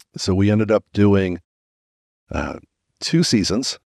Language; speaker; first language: English; native; English